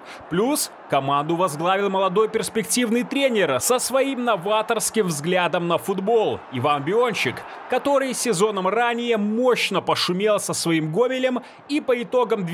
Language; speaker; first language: Russian; native; Russian